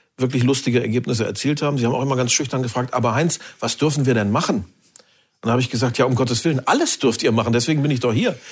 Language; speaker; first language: German; native; German